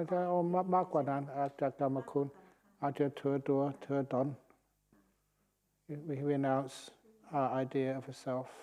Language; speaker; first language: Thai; non-native, fluent; English